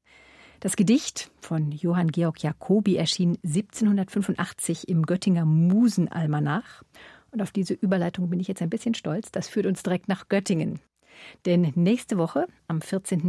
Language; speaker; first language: German; native; German